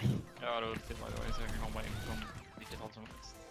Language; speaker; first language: Swedish; native; Swedish